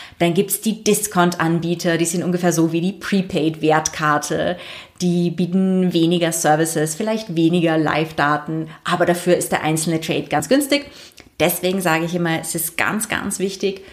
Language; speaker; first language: German; native; German